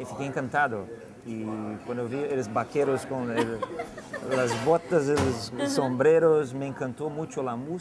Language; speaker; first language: Spanish; non-native, learner; Portuguese